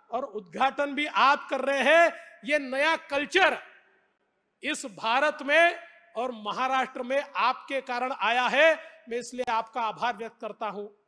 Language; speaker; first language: Hindi; non-native, local second language; Marathi